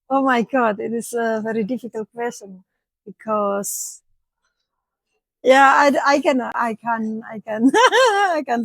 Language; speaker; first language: English; non-native, learner; Indonesian